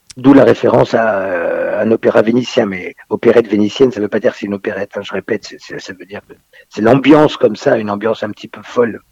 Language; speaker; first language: French; native; French